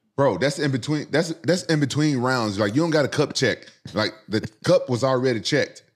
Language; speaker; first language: English; native; English